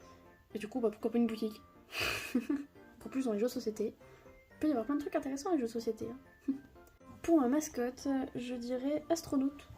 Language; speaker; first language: French; native; French